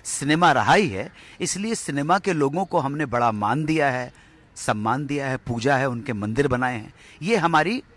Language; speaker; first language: Hindi; native; Hindi